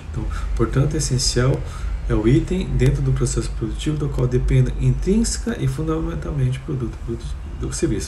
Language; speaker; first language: Portuguese; native; Portuguese